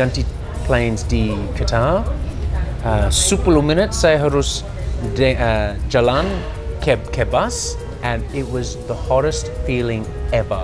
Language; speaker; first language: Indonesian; non-native, learner; English